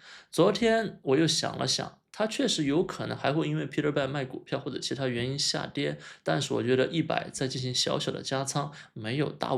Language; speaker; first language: Chinese; native; Chinese